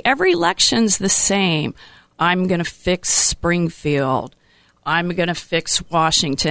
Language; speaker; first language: English; native; English